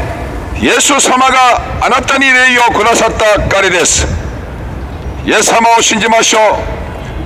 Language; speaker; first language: Japanese; non-native, learner; Korean